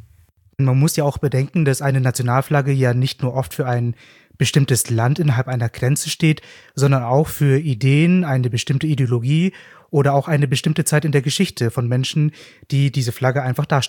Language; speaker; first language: German; native; German